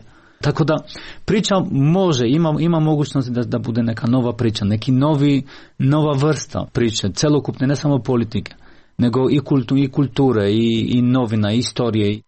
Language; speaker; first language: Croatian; non-native, local second language; Albanian